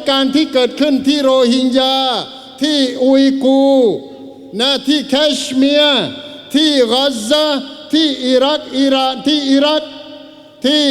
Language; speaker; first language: Thai; non-native, local second language; Malay